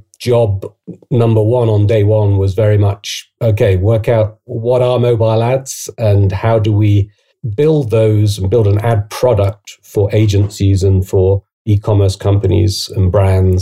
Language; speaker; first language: English; native; English